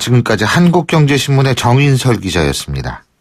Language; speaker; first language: Korean; native; Korean